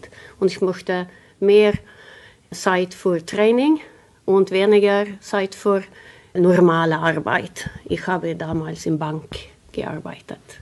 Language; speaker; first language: German; non-native, learner; Swedish